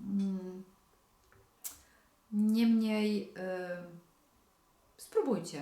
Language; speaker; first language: Polish; native; Polish